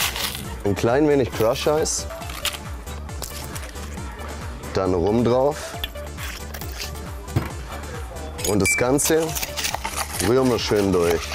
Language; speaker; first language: German; native; German